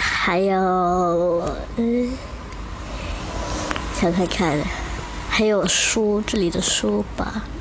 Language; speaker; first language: Chinese; early bilingual, heritage; Chinese